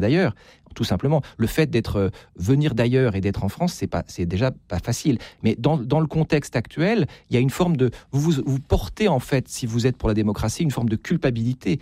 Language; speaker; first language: French; native; French